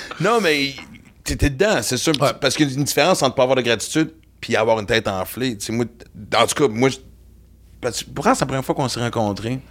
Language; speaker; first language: French; native; French